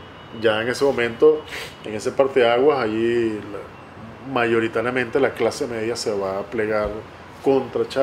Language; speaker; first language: Spanish; native; Spanish